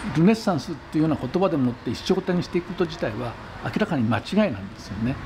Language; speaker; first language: Japanese; native; Japanese